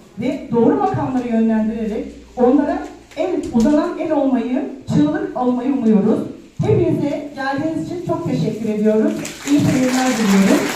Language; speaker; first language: Turkish; native; Turkish